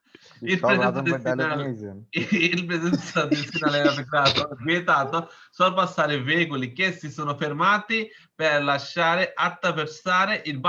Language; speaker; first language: Italian; non-native, learner; Bangla